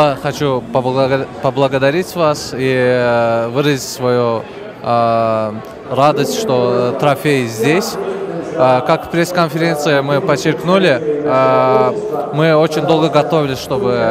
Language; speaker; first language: Russian; non-native, fluent; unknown